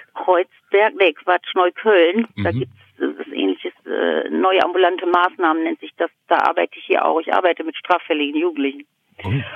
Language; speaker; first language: German; native; German